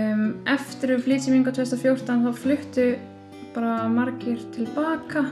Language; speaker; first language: Icelandic; native; Icelandic